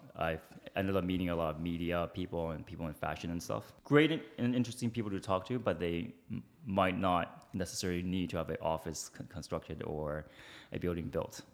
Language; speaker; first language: English; early bilingual, other home language; Chinese